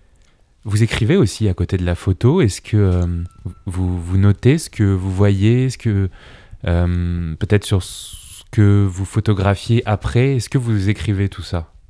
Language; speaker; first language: French; native; French